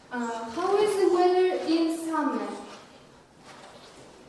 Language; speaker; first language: English; non-native, learner; Kazakh